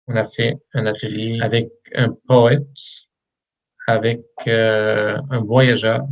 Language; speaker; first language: French; non-native, fluent; Arabic